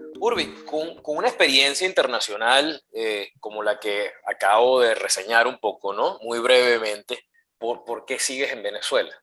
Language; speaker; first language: Spanish; native; Spanish